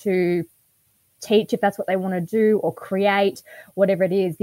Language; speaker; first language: English; native; English